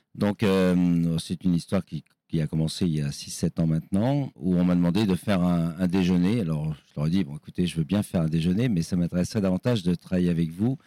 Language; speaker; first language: French; native; French